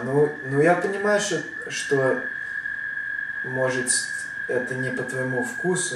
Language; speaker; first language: Russian; early bilingual, heritage; Russian